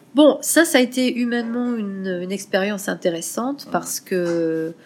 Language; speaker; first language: French; native; French